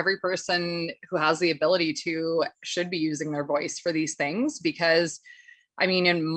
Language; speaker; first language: English; native; English